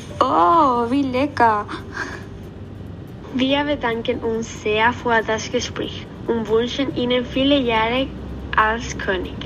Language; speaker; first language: German; non-native, learner; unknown